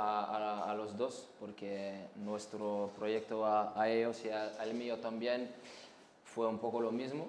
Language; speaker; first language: Spanish; non-native, learner; French